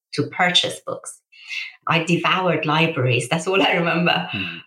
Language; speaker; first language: English; early bilingual, other home language; Persian